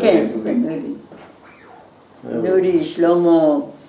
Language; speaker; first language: Hebrew; non-native, learner; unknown